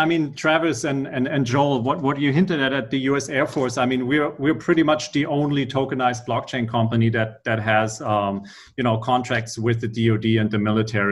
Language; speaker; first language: English; non-native, fluent; German